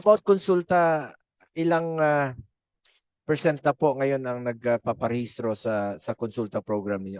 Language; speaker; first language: Filipino; native; Filipino